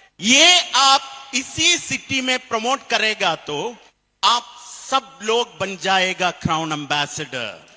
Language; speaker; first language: Hindi; non-native, fluent; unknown